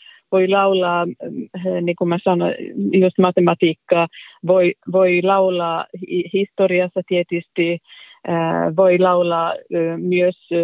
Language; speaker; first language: Finnish; non-native, local second language; Swedish